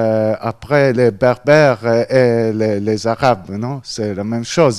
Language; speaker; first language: French; non-native, fluent; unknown